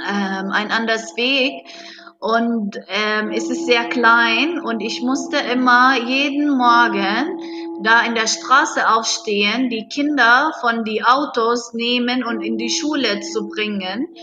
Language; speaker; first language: German; non-native, fluent; Arabic